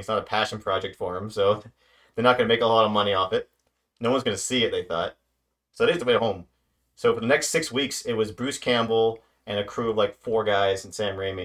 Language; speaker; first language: English; native; English